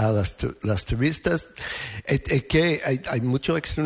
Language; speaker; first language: Spanish; non-native, learner; English